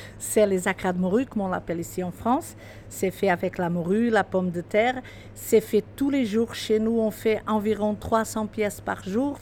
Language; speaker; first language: French; non-native, fluent; Portuguese